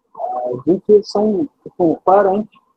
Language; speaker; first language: Portuguese; non-native, fluent; Arabic